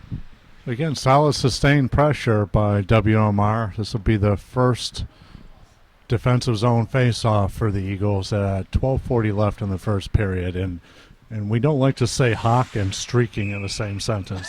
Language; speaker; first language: English; native; English